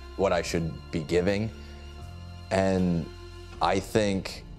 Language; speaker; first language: English; native; English